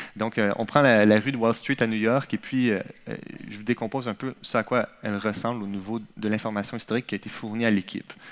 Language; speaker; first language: French; native; French